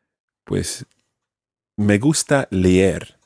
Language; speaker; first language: Spanish; non-native, fluent; English